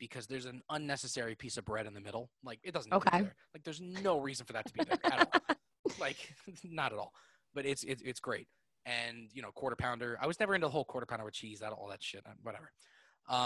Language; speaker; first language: English; native; English